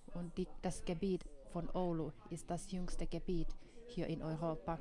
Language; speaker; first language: German; non-native, fluent; Finnish